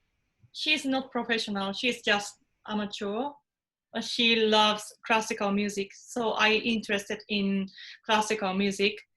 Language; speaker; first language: English; non-native, fluent; Japanese